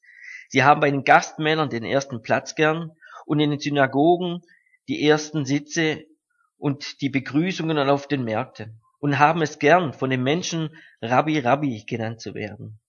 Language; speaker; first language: German; native; German